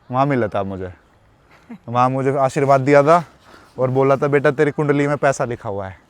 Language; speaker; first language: Hindi; native; Hindi